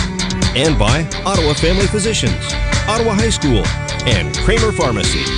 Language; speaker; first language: English; native; English